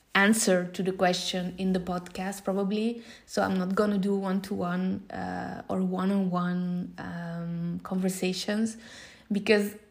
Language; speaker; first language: English; non-native, fluent; Dutch